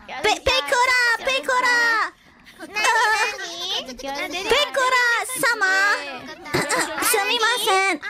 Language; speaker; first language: Japanese; non-native, learner; Indonesian